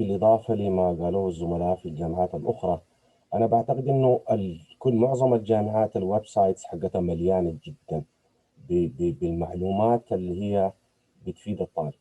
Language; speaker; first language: Arabic; native; Arabic